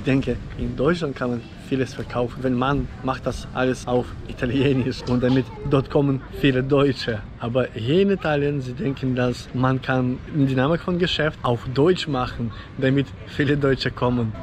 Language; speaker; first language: German; non-native, fluent; Ukrainian